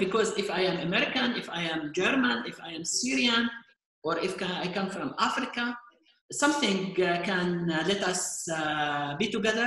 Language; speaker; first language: English; non-native, fluent; Arabic